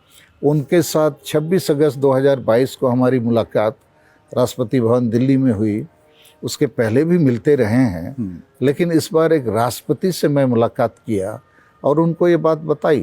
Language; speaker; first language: Hindi; non-native, local second language; Santali